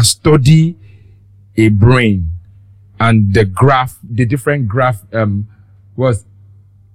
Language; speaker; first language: English; non-native, local second language; Yoruba